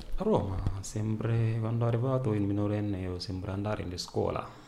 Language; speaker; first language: Italian; non-native, learner; Wolof